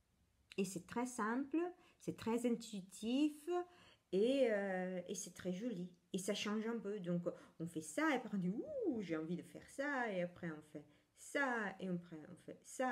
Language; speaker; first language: French; non-native, fluent; Italian